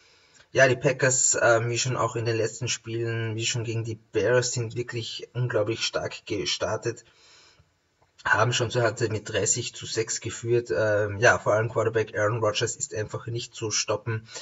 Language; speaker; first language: German; native; German